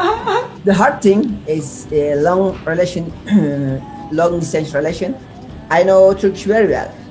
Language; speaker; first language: English; non-native, learner; Turkish